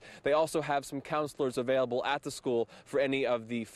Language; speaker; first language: English; native; English